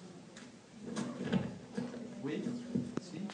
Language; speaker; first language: Spanish; non-native, fluent; French